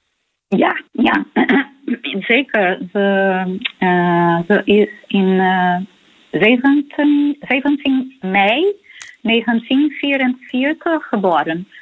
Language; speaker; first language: Dutch; non-native, fluent; Portuguese